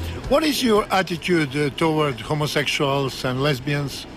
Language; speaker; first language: English; non-native, fluent; Croatian